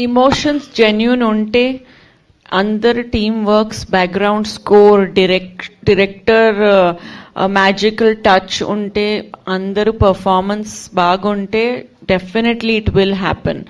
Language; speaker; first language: Telugu; non-native, learner; Hindi